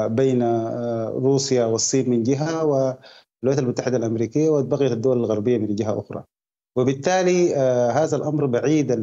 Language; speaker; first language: Arabic; native; Arabic